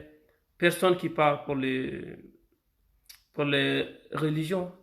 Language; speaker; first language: French; non-native, fluent; Arabic